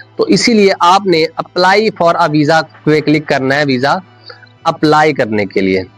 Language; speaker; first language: Urdu; non-native, local second language; Punjabi